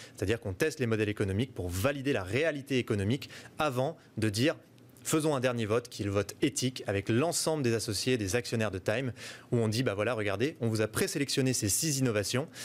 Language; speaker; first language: French; native; French